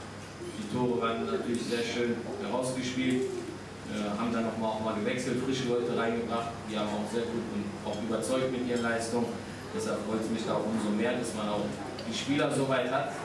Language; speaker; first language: German; native; German